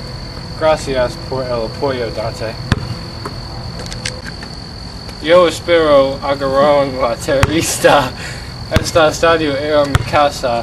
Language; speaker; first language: Spanish; non-native, learner; English